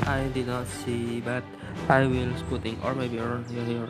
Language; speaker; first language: English; non-native, learner; Indonesian